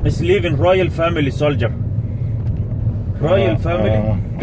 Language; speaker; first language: English; non-native, learner; Somali